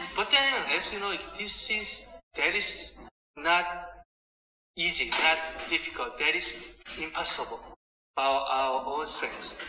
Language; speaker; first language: English; non-native, fluent; Korean